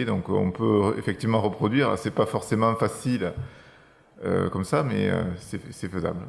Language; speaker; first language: French; native; French